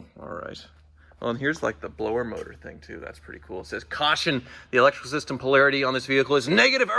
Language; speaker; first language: English; native; English